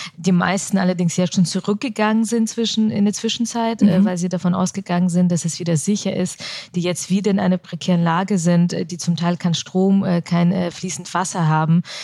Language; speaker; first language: German; early bilingual, other home language; Russian